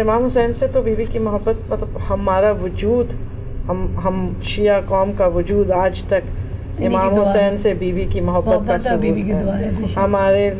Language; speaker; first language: Urdu; native; Urdu